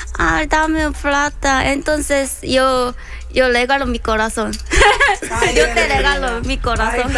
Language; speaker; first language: Spanish; non-native, learner; Korean